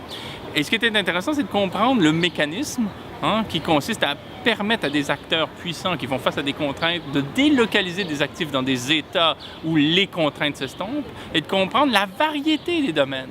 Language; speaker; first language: French; native; French